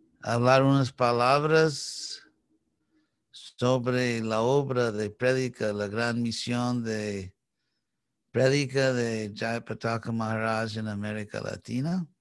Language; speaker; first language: Spanish; non-native, fluent; English